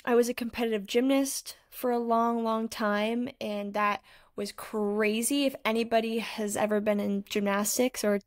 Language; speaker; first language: English; native; English